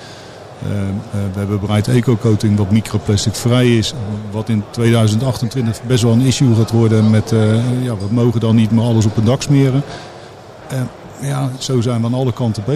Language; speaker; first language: Dutch; native; Dutch